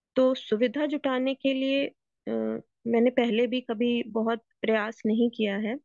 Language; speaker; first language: Hindi; native; Hindi